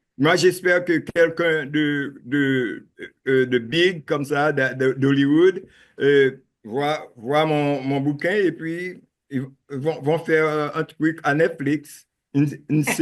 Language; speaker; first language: French; non-native, local second language; Haitian Creole